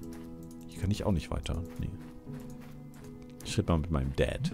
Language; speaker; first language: German; native; German